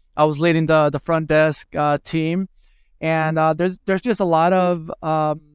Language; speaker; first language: English; early bilingual, other home language; Spanish